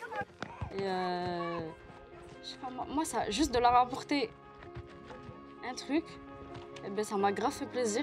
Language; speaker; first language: French; native; French